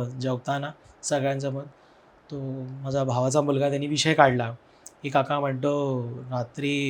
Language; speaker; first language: Marathi; non-native, local second language; Telugu